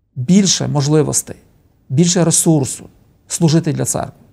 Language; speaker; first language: Ukrainian; native; Ukrainian